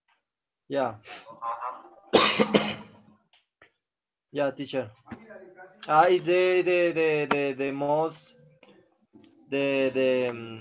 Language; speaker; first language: English; non-native, learner; Spanish